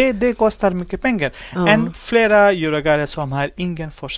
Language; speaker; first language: Swedish; non-native, learner; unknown